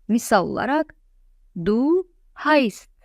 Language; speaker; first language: German; non-native, fluent; Azerbaijani